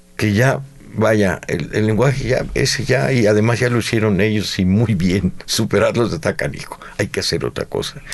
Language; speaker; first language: Spanish; native; Spanish